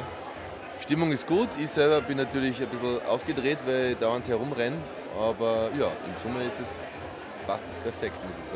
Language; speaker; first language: German; native; German